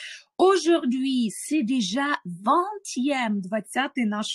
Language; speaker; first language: French; non-native, fluent; Ukrainian